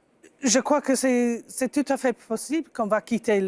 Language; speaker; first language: French; non-native, fluent; English